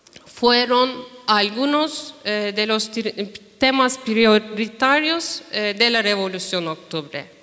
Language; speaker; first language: Spanish; non-native, fluent; Turkish